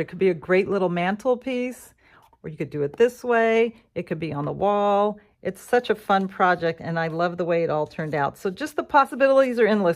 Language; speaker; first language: English; native; English